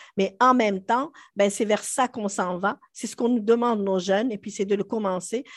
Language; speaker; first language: French; non-native, local second language; Arabic